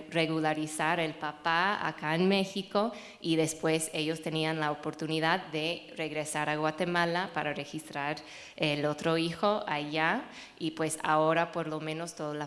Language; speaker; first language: Spanish; non-native, fluent; English